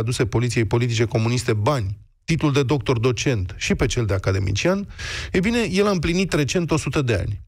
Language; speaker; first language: Romanian; native; Romanian